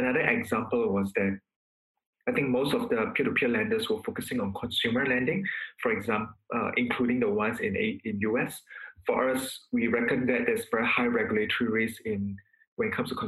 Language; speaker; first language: English; non-native, local second language; Chinese